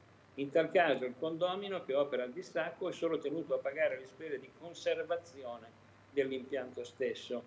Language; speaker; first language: Italian; native; Italian